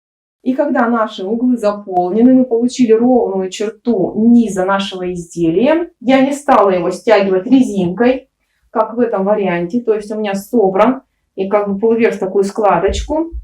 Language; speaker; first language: Russian; native; Russian